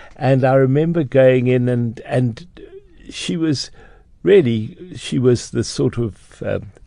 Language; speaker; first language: English; native; English